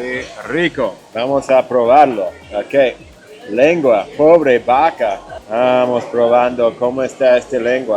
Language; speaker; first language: Spanish; non-native, fluent; English